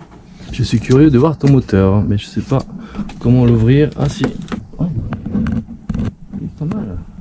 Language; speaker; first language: French; native; French